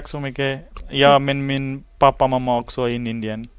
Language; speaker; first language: Swedish; non-native, learner; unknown